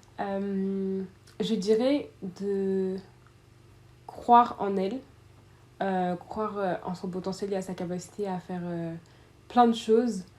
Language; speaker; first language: French; early bilingual, other home language; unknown